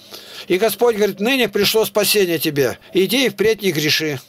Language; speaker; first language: Russian; native; Russian